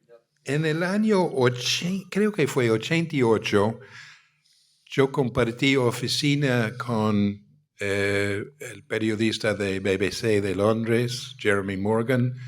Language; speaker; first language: Spanish; non-native, fluent; English